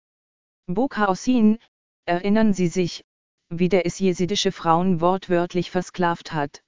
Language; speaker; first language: German; native; German